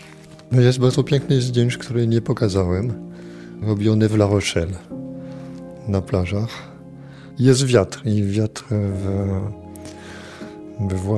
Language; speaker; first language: Polish; non-native, fluent; French